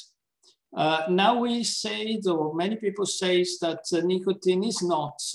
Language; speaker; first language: English; non-native, fluent; Italian